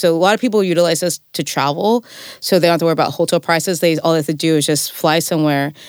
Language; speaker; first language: English; native; English